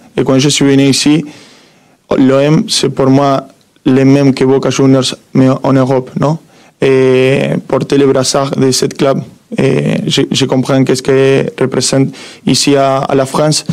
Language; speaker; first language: French; non-native, fluent; Spanish